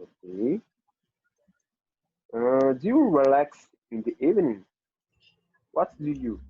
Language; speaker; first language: English; non-native, learner; Portuguese